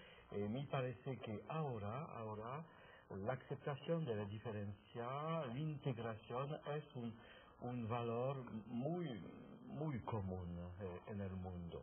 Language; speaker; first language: Spanish; non-native, fluent; French